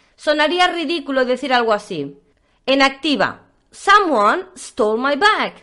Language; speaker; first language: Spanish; native; Spanish